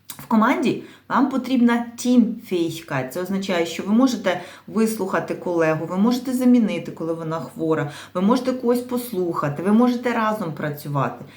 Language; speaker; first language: Ukrainian; native; Ukrainian